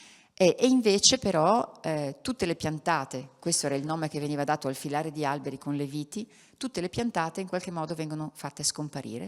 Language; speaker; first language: Italian; native; Italian